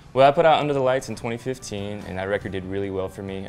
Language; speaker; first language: English; native; English